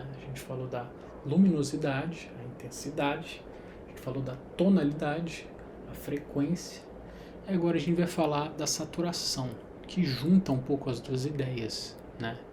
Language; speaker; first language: Portuguese; native; Portuguese